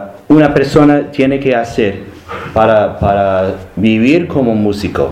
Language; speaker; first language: Spanish; non-native, learner; English